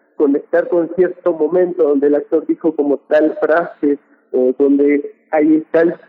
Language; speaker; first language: Spanish; native; Spanish